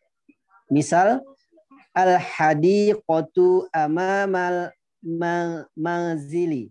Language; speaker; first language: Arabic; non-native, learner; Indonesian